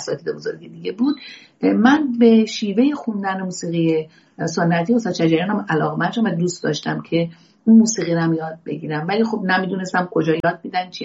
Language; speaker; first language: Persian; non-native, local second language; Azerbaijani